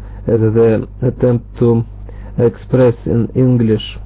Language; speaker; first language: English; non-native, learner; Russian